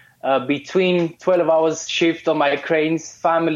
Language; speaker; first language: English; non-native, fluent; Romanian